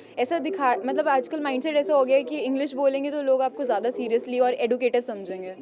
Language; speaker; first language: Hindi; native; Hindi